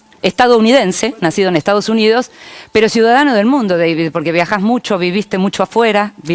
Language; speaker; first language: Spanish; native; Spanish